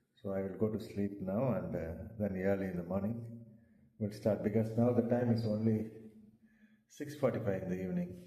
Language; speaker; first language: English; non-native, local second language; Tamil